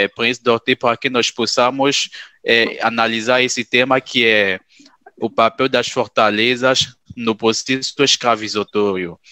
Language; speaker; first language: Portuguese; non-native, fluent; French